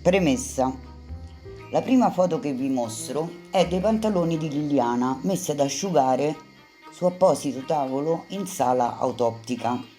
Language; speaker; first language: Italian; native; Italian